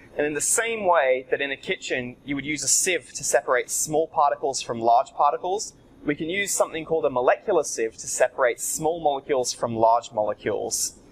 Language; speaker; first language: English; native; English